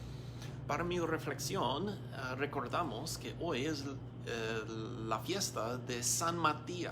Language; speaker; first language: Spanish; non-native, learner; English